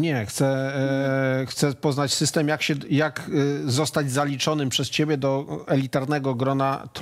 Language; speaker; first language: Polish; native; Polish